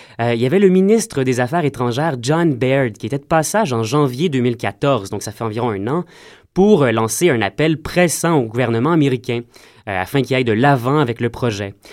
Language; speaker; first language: French; native; French